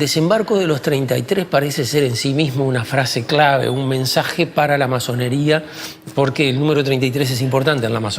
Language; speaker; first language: Spanish; native; Spanish